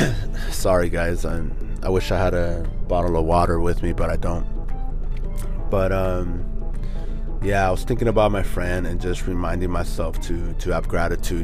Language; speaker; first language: English; native; English